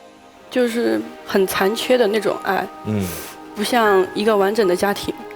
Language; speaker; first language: Chinese; native; Chinese